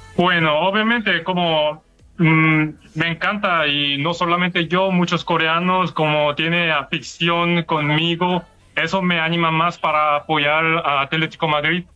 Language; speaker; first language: Spanish; non-native, learner; Korean